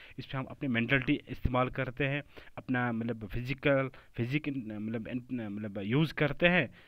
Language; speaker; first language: Hindi; non-native, local second language; Kashmiri